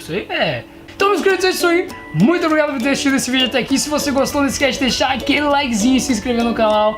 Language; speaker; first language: Portuguese; native; Portuguese